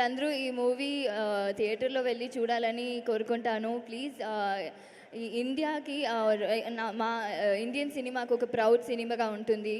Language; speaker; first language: Telugu; non-native, learner; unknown